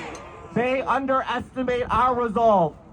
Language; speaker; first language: English; native; English